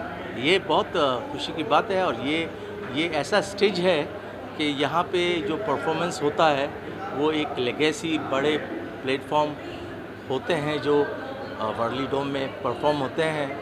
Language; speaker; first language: Hindi; native; Hindi